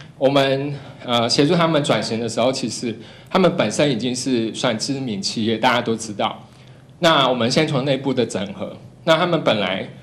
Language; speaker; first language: Chinese; non-native, local second language; Cantonese